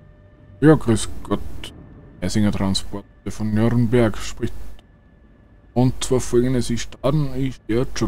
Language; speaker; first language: German; native; German